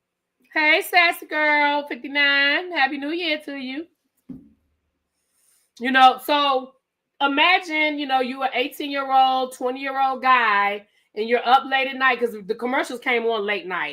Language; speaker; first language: English; native; English